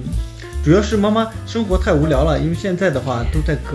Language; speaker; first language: Chinese; native; Chinese